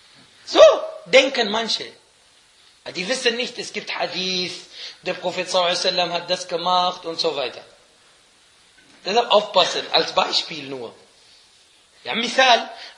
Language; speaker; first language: German; non-native, fluent; Arabic